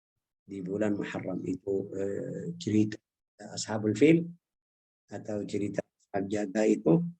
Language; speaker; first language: Indonesian; non-native, fluent; Arabic